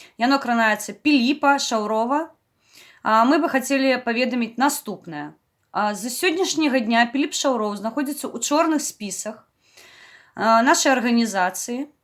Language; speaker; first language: Belarusian; non-native, local second language; Russian